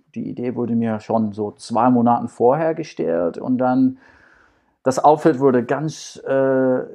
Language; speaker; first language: German; non-native, fluent; English